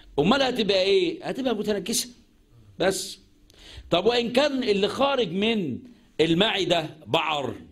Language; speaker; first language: Arabic; native; Arabic